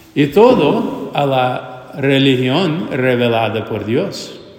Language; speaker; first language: Spanish; non-native, fluent; Portuguese